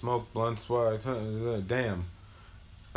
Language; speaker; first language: English; native; English